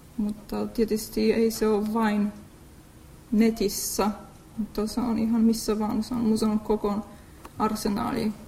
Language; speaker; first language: Finnish; non-native, fluent; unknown